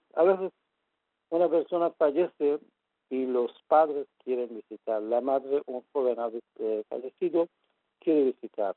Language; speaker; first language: Spanish; non-native, fluent; Persian